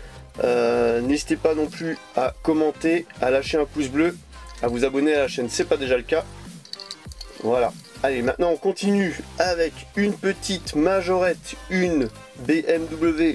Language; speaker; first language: French; native; French